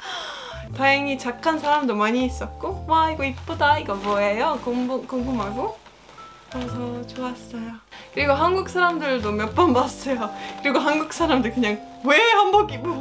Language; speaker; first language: Korean; non-native, learner; Estonian